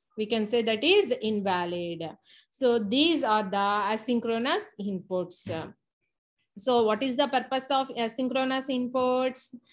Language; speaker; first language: English; non-native, local second language; Telugu